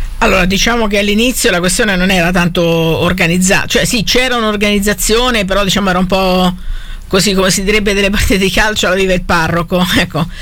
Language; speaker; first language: Italian; native; Italian